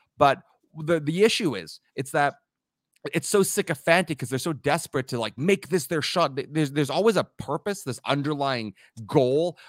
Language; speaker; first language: English; native; English